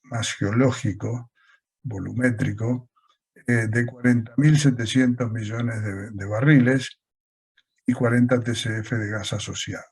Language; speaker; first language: Spanish; native; Spanish